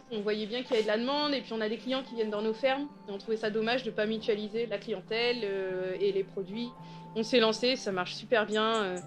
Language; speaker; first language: French; native; French